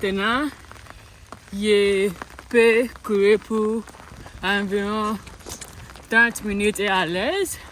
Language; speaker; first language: French; non-native, learner; English